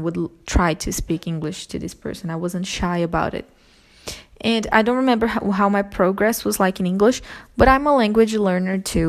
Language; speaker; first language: English; non-native, fluent; Portuguese